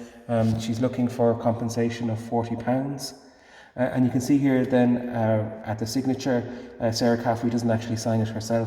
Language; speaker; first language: English; native; English